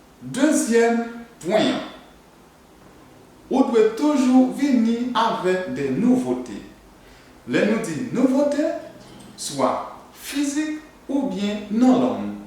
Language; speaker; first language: French; non-native, learner; Haitian Creole